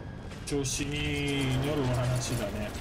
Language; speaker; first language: Japanese; non-native, fluent; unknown